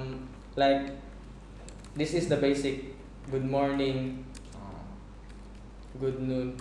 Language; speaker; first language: English; non-native, fluent; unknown